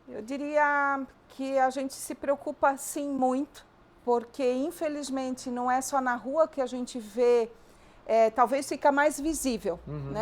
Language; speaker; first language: Portuguese; native; Portuguese